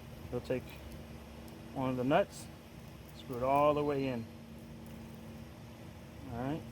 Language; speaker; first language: English; native; English